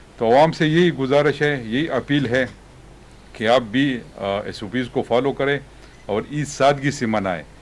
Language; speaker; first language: Urdu; non-native, local second language; Pashto